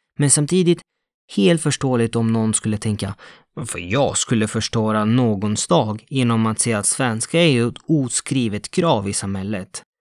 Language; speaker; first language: Swedish; non-native, fluent; Italian